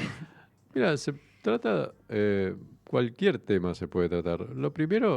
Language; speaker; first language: Spanish; native; Spanish